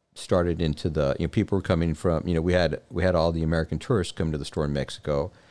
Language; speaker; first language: English; native; English